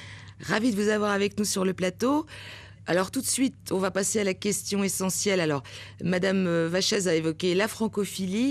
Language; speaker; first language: French; native; French